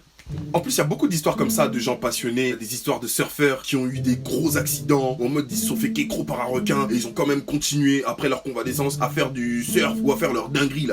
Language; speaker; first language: French; native; French